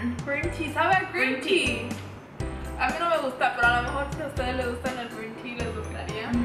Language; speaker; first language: Spanish; early bilingual, other home language; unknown